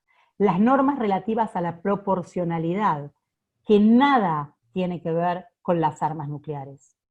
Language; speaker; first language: Spanish; native; Spanish